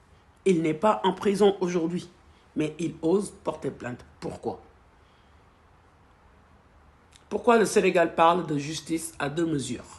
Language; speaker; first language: French; non-native, local second language; Wolof